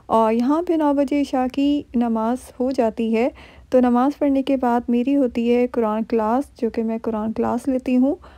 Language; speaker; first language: Urdu; native; Urdu